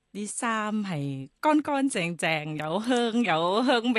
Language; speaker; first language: Cantonese; non-native, fluent; Thai